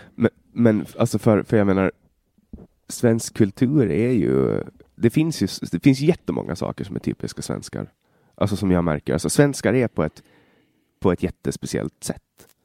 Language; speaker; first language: Swedish; native; Swedish